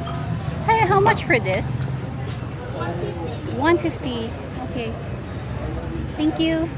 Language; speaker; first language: English; non-native, local second language; Filipino